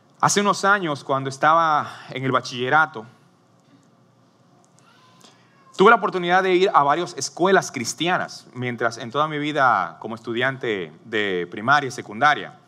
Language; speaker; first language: Spanish; native; Spanish